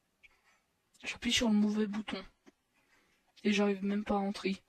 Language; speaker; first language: French; native; French